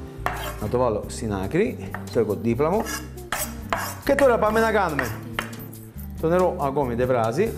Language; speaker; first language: Greek; non-native, learner; Italian